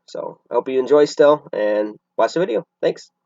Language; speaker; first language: English; native; English